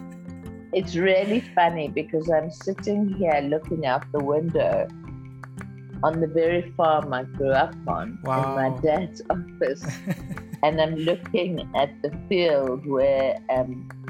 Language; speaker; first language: English; non-native, local second language; Zulu